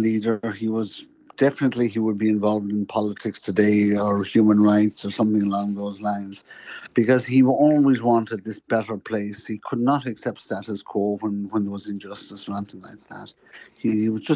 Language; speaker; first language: English; native; English